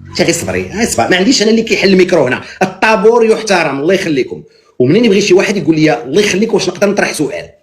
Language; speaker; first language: Arabic; native; Arabic